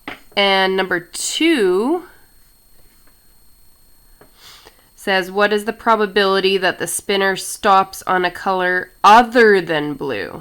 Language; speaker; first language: English; native; English